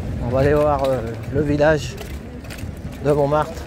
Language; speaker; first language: French; native; French